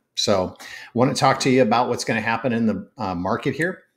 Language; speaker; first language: English; native; English